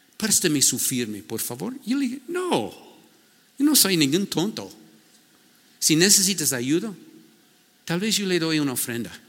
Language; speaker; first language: Spanish; non-native, fluent; English